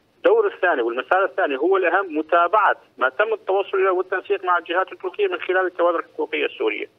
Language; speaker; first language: Arabic; native; Arabic